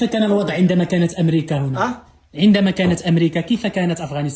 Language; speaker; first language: Arabic; native; Arabic